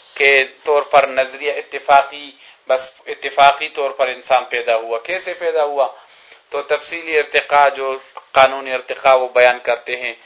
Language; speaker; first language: Urdu; non-native, local second language; Pashto